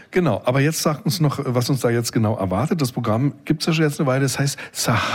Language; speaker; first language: German; native; German